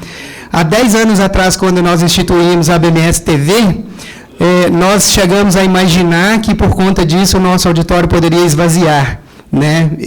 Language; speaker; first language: Portuguese; native; Portuguese